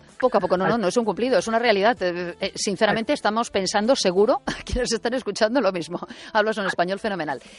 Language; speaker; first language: Spanish; native; Spanish